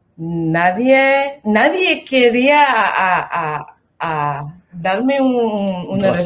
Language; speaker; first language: Spanish; non-native, learner; English